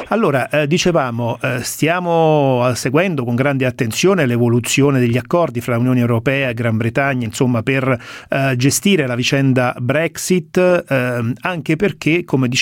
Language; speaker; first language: Italian; native; Italian